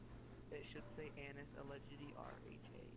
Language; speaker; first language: English; native; English